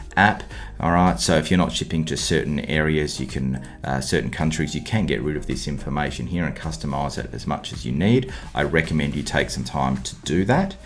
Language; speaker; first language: English; native; English